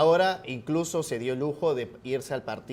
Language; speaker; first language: Spanish; native; Spanish